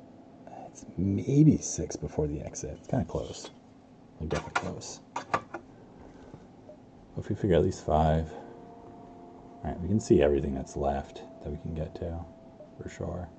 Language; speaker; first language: English; native; English